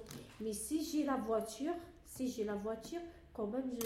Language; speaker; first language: French; non-native, learner; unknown